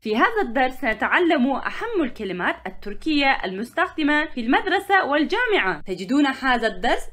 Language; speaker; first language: Arabic; non-native, learner; Turkish